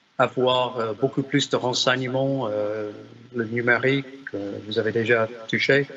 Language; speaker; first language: French; non-native, fluent; English